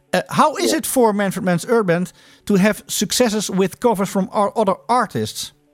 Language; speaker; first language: English; non-native, fluent; Dutch